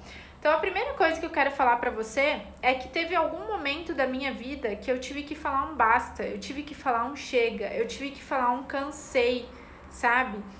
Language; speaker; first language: Portuguese; native; Portuguese